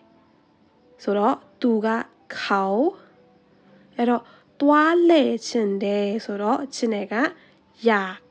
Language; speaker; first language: Burmese; native; Burmese